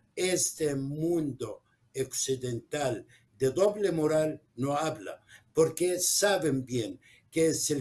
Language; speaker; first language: Spanish; non-native, fluent; Arabic